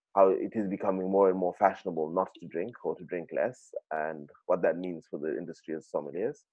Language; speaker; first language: English; native; English